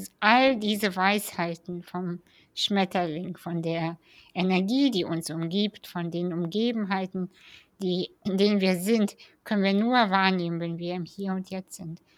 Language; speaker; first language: German; early bilingual, other home language; Russian